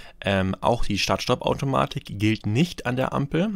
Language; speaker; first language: German; native; German